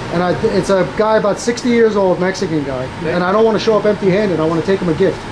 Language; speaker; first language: English; native; English